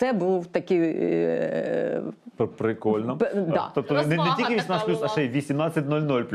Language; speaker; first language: Ukrainian; native; Ukrainian